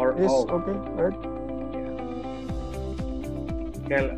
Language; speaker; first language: English; non-native, fluent; Indonesian